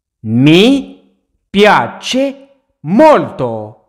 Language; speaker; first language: Italian; non-native, fluent; Arabic